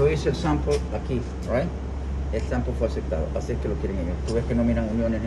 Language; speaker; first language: Spanish; native; Spanish